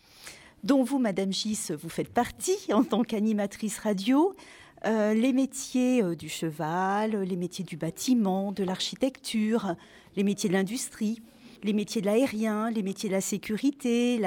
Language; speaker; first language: French; native; French